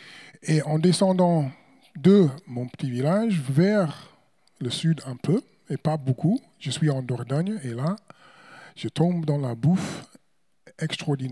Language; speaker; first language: French; non-native, fluent; English